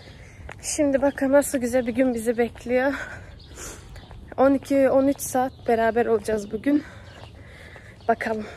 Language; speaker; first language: Turkish; early bilingual, heritage; Turkish